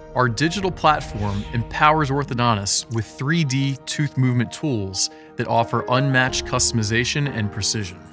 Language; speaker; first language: English; native; English